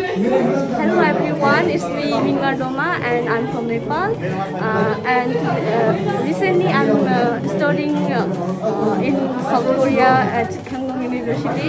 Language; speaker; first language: English; non-native, fluent; Nepali